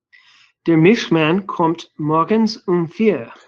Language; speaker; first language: German; non-native, learner; English